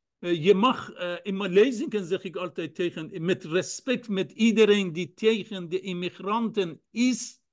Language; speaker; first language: Dutch; non-native, fluent; Persian